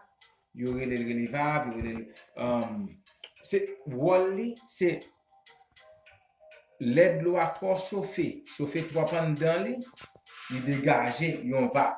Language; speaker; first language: French; non-native, local second language; Haitian Creole